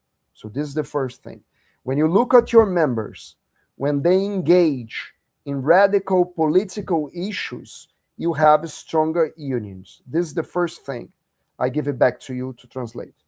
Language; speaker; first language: English; non-native, fluent; Portuguese